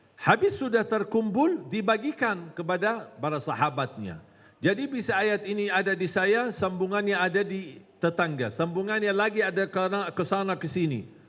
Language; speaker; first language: Malay; non-native, fluent; Arabic